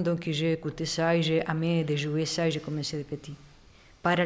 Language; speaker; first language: French; non-native, learner; Spanish